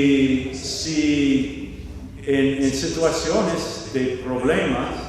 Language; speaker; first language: Spanish; non-native, fluent; English